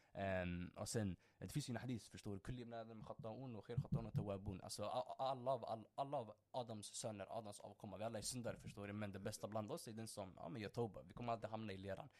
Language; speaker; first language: Swedish; early bilingual, other home language; Somali